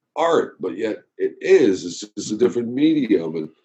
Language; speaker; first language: English; native; English